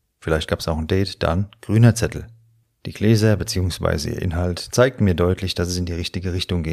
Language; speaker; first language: German; native; German